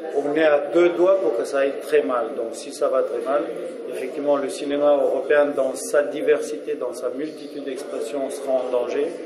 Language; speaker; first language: French; non-native, fluent; Romanian